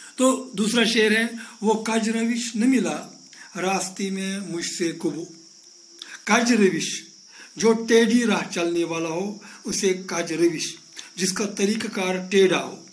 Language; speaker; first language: Urdu; non-native, local second language; Kashmiri